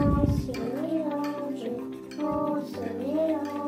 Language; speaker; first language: French; non-native, learner; Malagasy